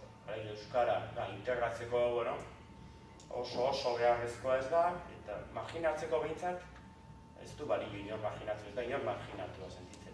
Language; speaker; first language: Basque; native; Basque